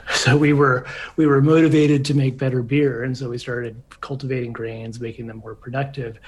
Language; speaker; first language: English; native; English